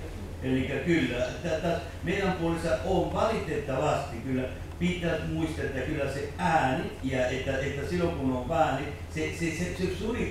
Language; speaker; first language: Finnish; non-native, fluent; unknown